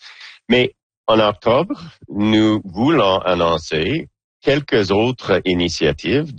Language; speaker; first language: French; non-native, local second language; English